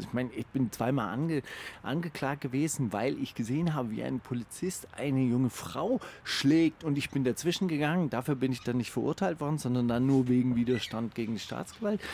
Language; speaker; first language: German; native; German